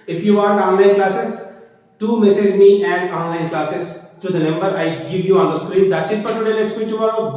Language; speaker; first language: English; non-native, local second language; Telugu